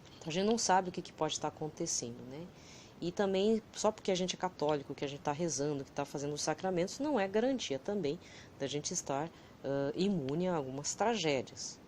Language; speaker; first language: Portuguese; native; Portuguese